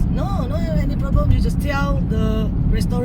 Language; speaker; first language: English; non-native, learner; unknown